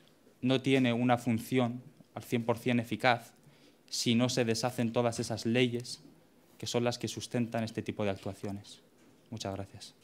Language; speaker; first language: Spanish; native; Spanish